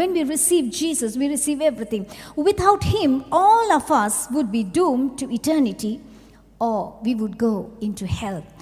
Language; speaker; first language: English; non-native, local second language; Sinhala